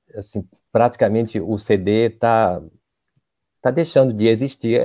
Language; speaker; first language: Portuguese; native; Portuguese